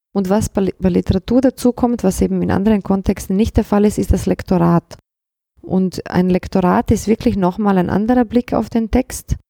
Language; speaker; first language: German; early bilingual, other home language; Bosnian